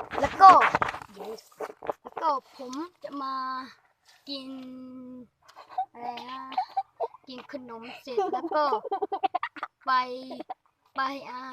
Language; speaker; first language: Thai; native; Thai